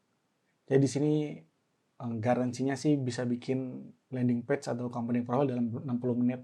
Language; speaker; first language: Indonesian; native; Indonesian